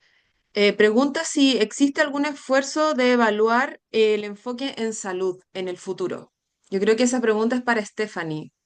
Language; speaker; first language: Spanish; native; Spanish